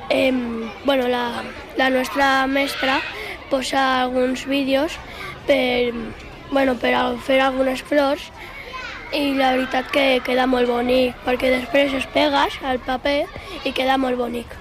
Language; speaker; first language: Catalan; non-native, local second language; Spanish